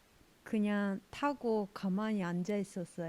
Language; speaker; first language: Korean; non-native, fluent; Japanese